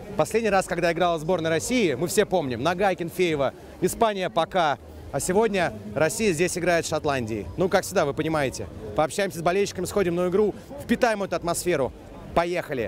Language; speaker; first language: Russian; native; Russian